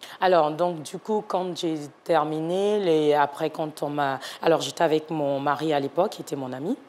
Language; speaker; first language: French; non-native, local second language; Yoruba